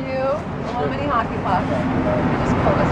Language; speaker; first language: English; native; English